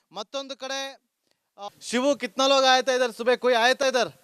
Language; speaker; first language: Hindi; non-native, local second language; Kannada